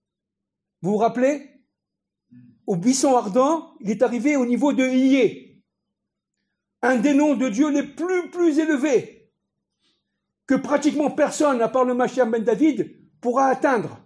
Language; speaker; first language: French; native; French